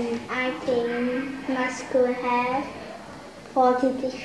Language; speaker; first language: English; non-native, learner; Vietnamese